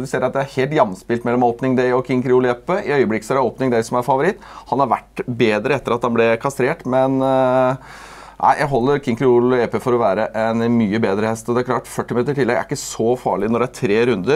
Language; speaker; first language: Norwegian; native; Norwegian